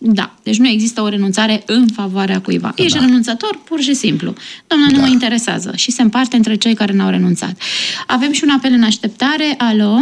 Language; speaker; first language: Romanian; native; Romanian